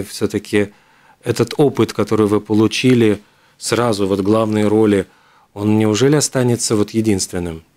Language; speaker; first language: Russian; native; Russian